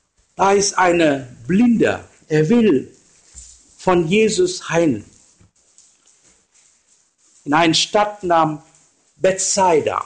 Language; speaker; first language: German; non-native, fluent; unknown